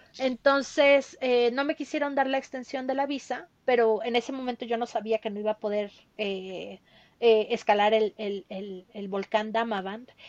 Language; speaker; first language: Spanish; native; Spanish